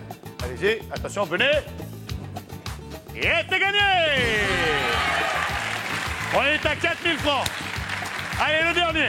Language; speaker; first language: French; native; French